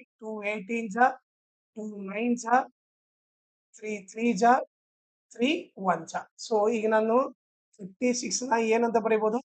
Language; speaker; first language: Kannada; native; Kannada